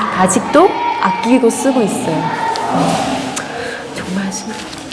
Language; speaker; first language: Korean; non-native, fluent; Chinese